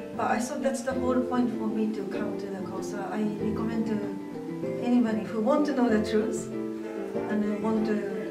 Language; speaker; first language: English; non-native, fluent; Japanese